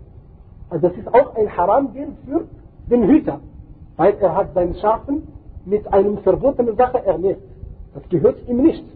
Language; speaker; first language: German; non-native, fluent; Arabic